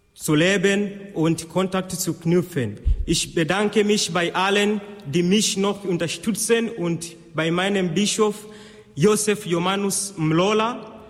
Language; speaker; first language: German; non-native, fluent; Swahili